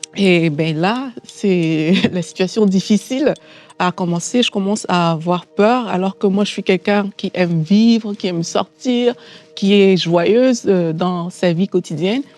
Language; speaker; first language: French; native; French